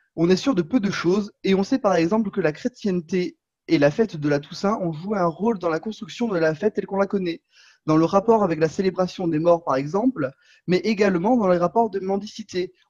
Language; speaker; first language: French; native; French